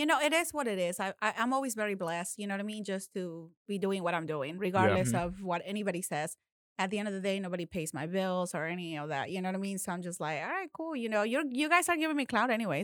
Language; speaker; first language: English; non-native, fluent; Spanish